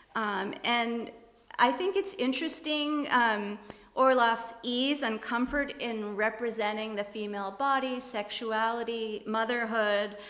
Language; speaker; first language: English; native; English